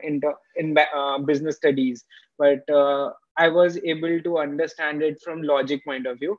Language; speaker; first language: English; non-native, local second language; Hindi